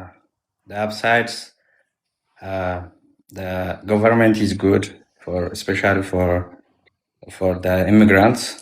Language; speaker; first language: English; non-native, learner; Amharic